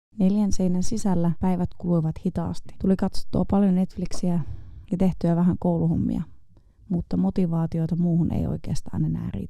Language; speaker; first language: Finnish; native; Finnish